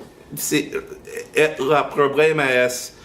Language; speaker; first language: Spanish; non-native, learner; English